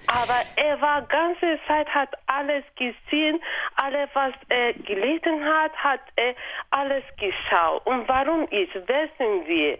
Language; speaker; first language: German; non-native, fluent; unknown